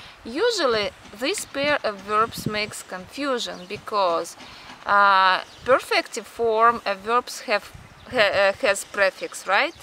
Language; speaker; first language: English; non-native, fluent; Russian